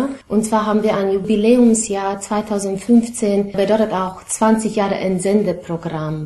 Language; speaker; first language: German; non-native, fluent; Romanian